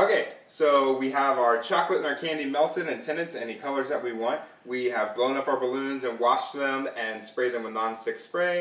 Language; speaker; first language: English; native; English